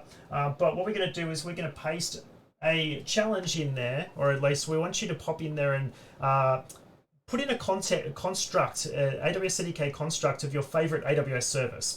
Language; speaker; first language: English; native; English